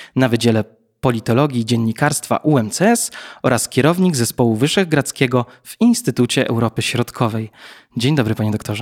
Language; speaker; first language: Polish; native; Polish